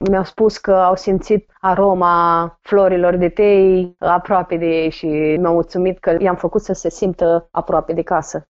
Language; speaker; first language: Romanian; native; Romanian